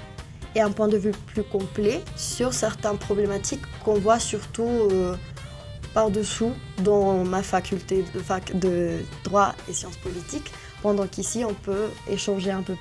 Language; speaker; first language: French; non-native, fluent; Spanish